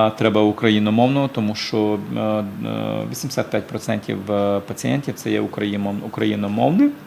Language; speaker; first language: Ukrainian; native; Ukrainian